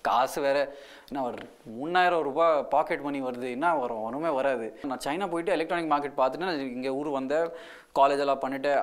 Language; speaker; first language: Tamil; non-native, local second language; Hindi